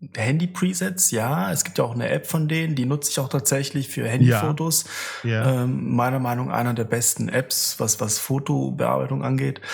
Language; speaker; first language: German; native; German